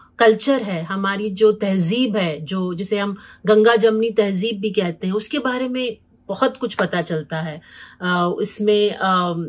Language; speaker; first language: Hindi; native; Hindi